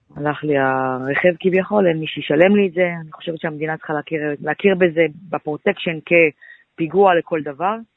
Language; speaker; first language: Hebrew; native; Hebrew